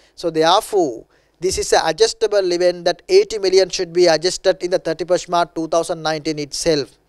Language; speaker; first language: English; non-native, local second language; Sinhala